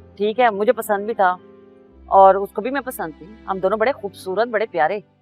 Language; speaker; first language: Urdu; non-native, local second language; Punjabi